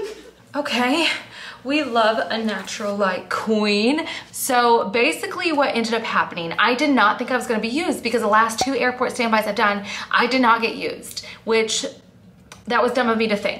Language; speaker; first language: English; native; English